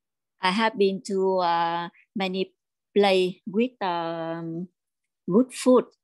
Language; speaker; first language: English; non-native, learner; Vietnamese